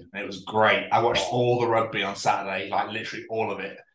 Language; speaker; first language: English; native; English